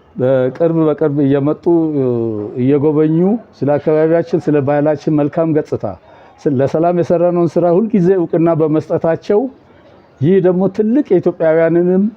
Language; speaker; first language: Amharic; non-native, local second language; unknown